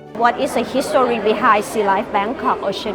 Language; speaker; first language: English; non-native, learner; Thai